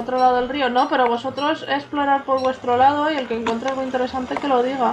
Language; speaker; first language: Spanish; native; Spanish